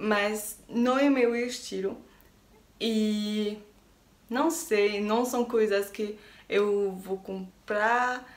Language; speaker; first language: Portuguese; non-native, learner; French